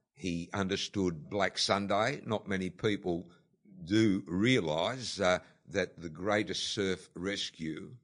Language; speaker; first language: English; native; English